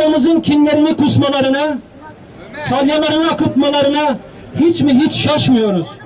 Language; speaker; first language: Turkish; native; Turkish